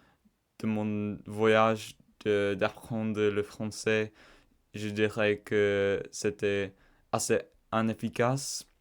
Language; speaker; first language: French; non-native, learner; English